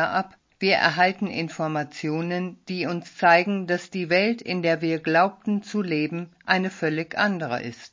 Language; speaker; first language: German; native; German